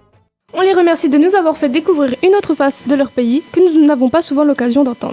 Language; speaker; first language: French; native; French